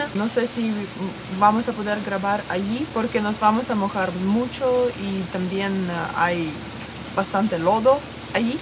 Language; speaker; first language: Spanish; non-native, fluent; Russian